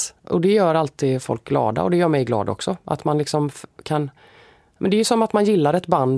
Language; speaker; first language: Swedish; native; Swedish